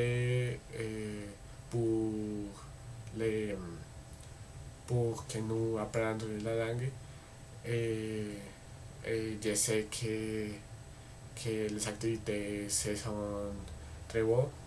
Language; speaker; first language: French; non-native, learner; Spanish